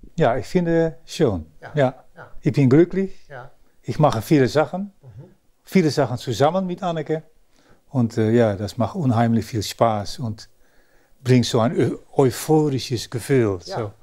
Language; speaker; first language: German; early bilingual, other home language; Dutch